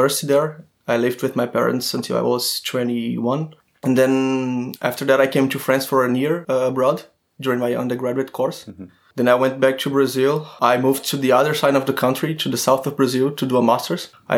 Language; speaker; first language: English; non-native, fluent; Portuguese